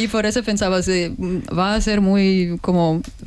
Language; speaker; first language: Spanish; non-native, fluent; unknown